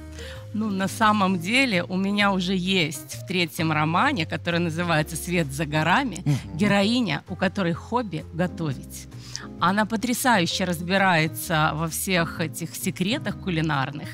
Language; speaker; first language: Russian; native; Russian